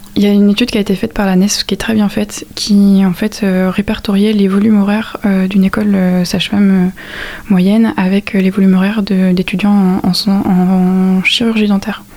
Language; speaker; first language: French; native; French